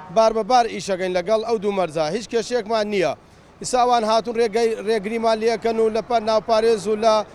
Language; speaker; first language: Central Kurdish; native; Central Kurdish